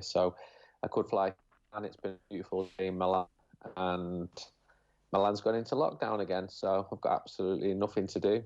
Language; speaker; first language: English; native; English